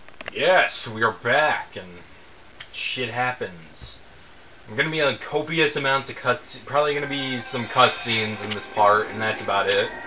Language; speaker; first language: English; native; English